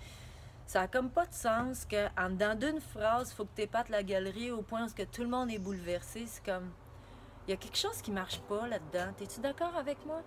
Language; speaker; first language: French; native; French